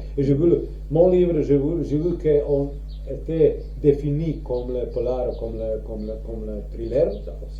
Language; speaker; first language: French; non-native, learner; Croatian